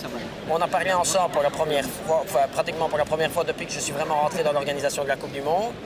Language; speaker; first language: French; native; French